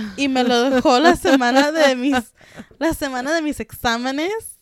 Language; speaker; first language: Spanish; early bilingual, heritage; Spanish